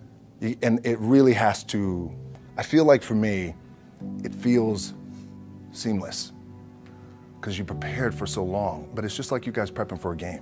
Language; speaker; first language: English; native; English